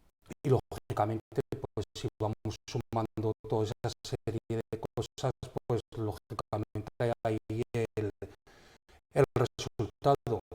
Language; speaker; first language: Spanish; native; Spanish